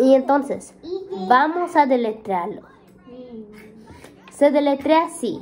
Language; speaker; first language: Spanish; early bilingual, heritage; Spanish